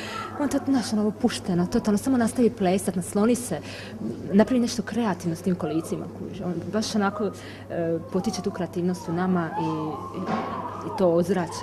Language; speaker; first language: Bosnian; native; Bosnian